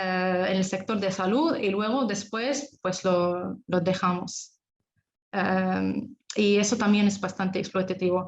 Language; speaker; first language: Spanish; non-native, fluent; Arabic